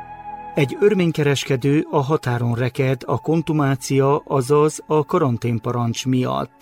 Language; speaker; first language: Hungarian; native; Hungarian